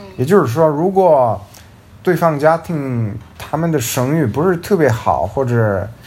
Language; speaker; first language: Chinese; non-native, fluent; Serbian